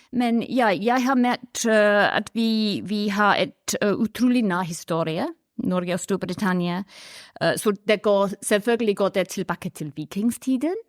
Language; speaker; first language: Norwegian; non-native, fluent; English